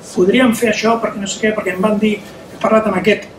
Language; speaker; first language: Catalan; non-native, local second language; Spanish